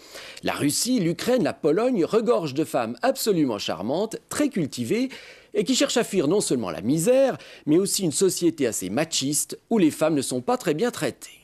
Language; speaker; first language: French; native; French